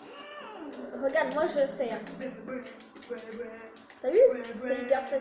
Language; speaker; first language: French; native; French